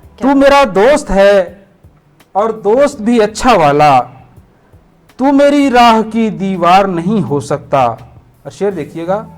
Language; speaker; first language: Urdu; non-native, local second language; Punjabi